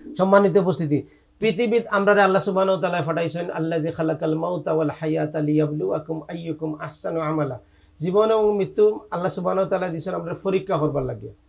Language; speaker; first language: Bangla; native; Bangla